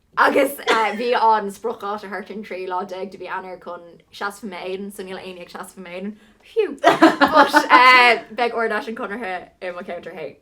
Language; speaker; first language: Irish; non-native, local second language; English